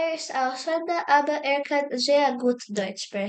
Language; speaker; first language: German; non-native, learner; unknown